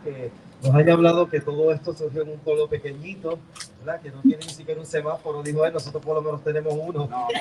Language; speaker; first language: Spanish; native; Spanish